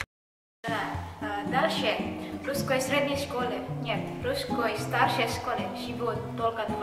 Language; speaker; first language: Russian; non-native, learner; Indonesian